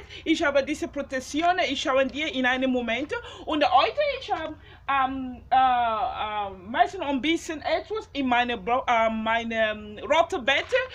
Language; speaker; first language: German; non-native, learner; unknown